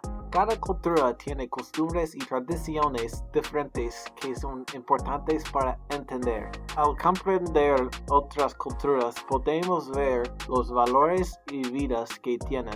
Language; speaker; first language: Spanish; non-native, learner; English